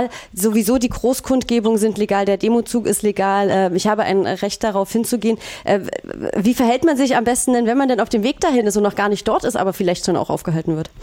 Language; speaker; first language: German; native; German